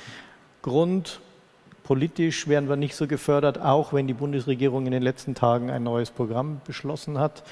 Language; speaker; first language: German; native; German